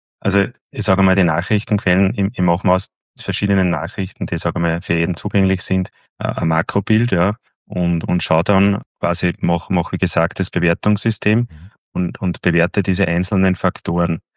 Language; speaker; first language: German; native; German